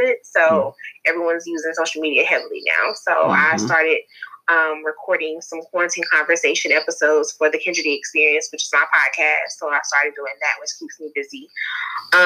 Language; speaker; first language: English; native; English